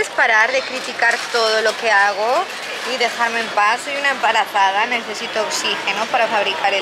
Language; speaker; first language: Spanish; native; Spanish